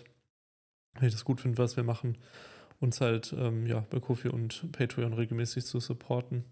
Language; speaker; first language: German; native; German